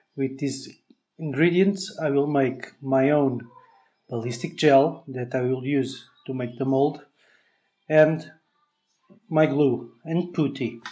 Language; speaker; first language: English; non-native, learner; Portuguese